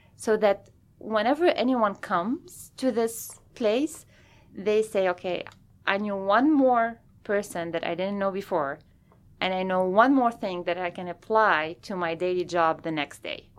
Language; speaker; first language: English; non-native, fluent; Arabic